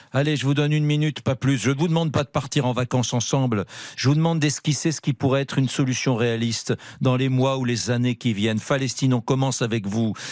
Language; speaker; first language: French; native; French